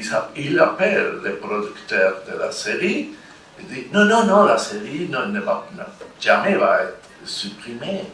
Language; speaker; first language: French; non-native, fluent; Spanish